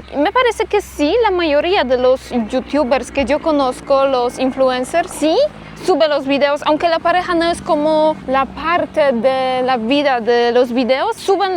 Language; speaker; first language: Spanish; non-native, fluent; Polish